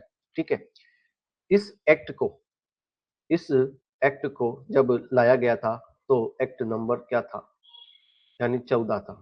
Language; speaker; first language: Hindi; native; Hindi